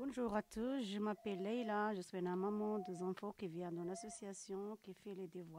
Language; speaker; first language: French; non-native, local second language; Arabic